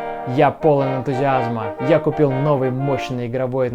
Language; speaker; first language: Russian; native; Russian